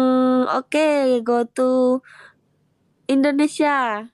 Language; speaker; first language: English; non-native, learner; Indonesian